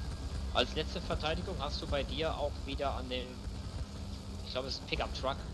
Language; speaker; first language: German; native; German